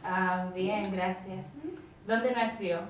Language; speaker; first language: Spanish; non-native, learner; English